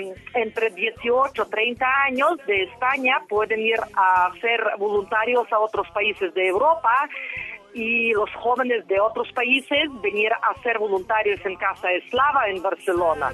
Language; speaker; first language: Spanish; non-native, fluent; Ukrainian